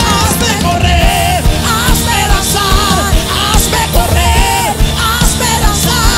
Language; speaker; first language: Spanish; native; Spanish